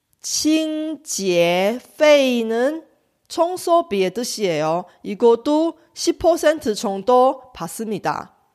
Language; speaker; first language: Korean; non-native, fluent; Chinese